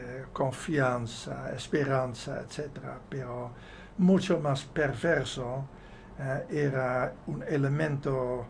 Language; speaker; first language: Spanish; non-native, fluent; Dutch